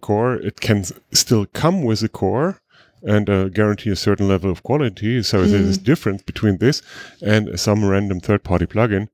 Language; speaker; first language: English; non-native, fluent; German